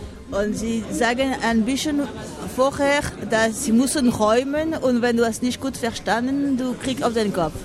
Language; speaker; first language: German; non-native, learner; French